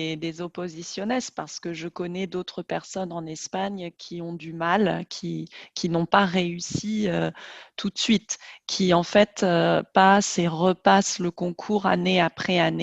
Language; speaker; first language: French; native; French